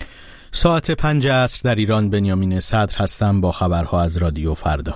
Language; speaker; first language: Persian; native; Persian